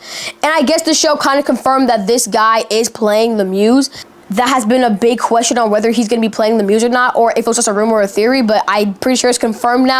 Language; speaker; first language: English; native; English